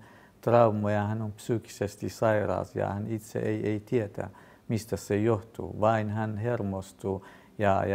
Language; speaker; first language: Finnish; non-native, fluent; Kurdish